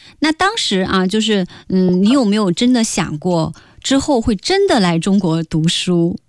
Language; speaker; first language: Chinese; native; Chinese